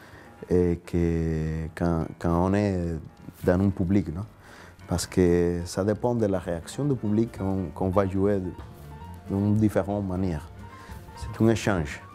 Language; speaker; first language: French; non-native, learner; Spanish